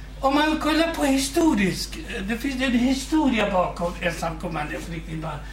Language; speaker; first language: Swedish; non-native, fluent; Kurdish